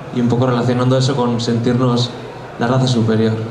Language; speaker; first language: Spanish; non-native, local second language; Basque